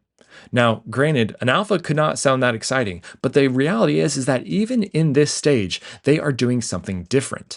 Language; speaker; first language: English; native; English